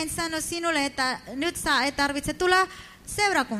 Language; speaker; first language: Finnish; non-native, fluent; Spanish